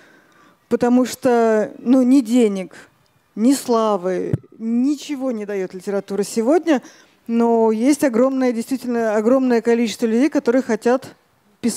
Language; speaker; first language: Russian; native; Russian